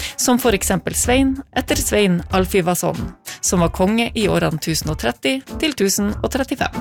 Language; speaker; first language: Norwegian; native; Norwegian